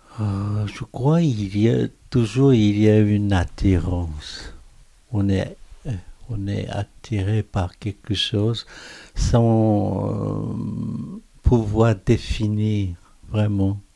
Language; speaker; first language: French; non-native, fluent; Korean